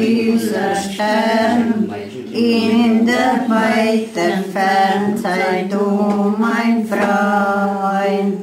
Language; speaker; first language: German; native; German